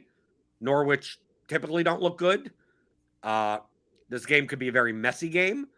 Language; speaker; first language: English; native; English